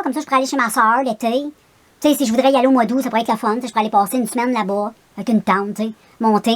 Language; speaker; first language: French; native; French